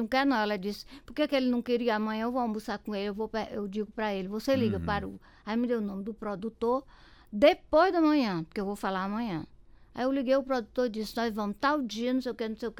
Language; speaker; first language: Portuguese; native; Portuguese